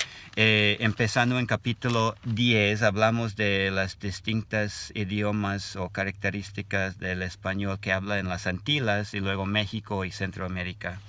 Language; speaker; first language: Spanish; non-native, learner; English